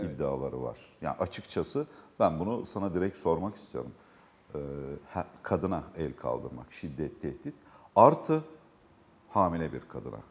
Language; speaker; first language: Turkish; native; Turkish